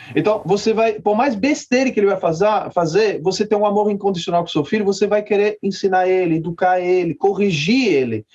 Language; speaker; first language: Portuguese; non-native, fluent; French